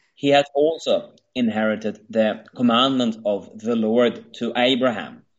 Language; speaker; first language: English; non-native, fluent; Swedish